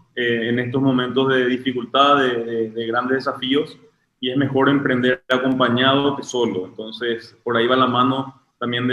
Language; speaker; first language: Spanish; native; Spanish